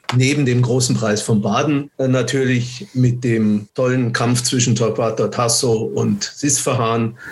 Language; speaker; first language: German; native; German